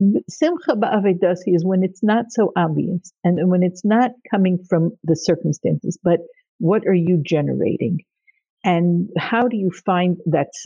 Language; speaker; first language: English; native; English